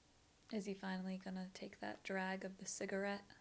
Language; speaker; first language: English; native; English